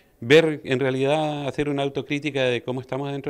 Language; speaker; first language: Spanish; native; Spanish